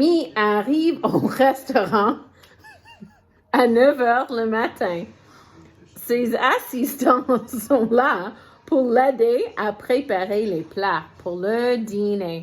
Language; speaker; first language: French; non-native, fluent; English